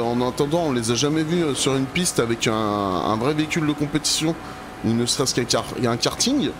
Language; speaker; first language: French; native; French